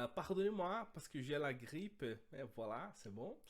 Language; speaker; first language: French; non-native, fluent; Portuguese